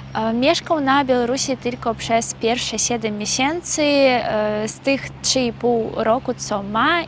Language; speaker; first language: Polish; non-native, fluent; Russian